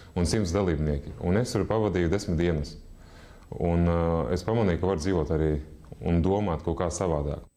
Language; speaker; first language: Latvian; non-native, fluent; Lithuanian